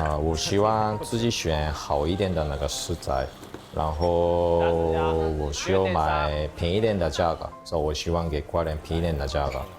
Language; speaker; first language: Chinese; non-native, learner; Japanese